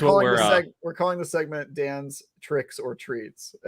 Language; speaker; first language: English; native; English